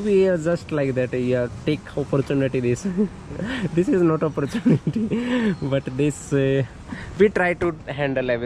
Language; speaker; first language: English; non-native, learner; Hindi